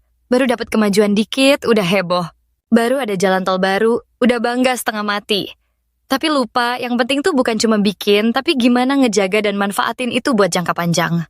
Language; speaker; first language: Indonesian; native; Indonesian